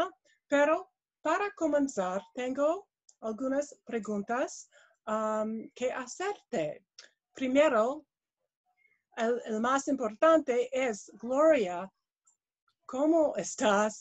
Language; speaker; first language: Spanish; non-native, learner; English